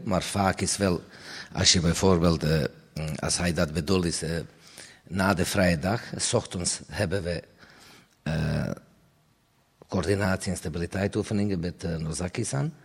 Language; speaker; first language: Dutch; non-native, fluent; Serbian